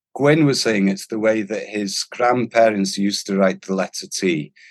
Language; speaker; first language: English; non-native, local second language; Welsh